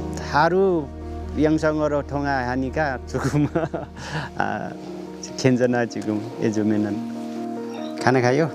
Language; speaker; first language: Korean; non-native, learner; Nepali